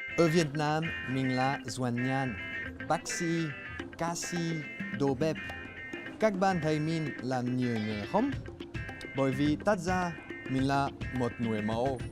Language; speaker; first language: Vietnamese; non-native, learner; French